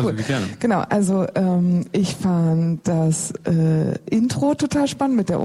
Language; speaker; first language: German; native; German